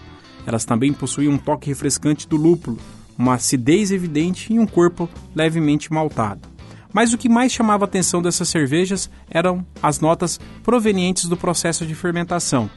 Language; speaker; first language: Portuguese; native; Portuguese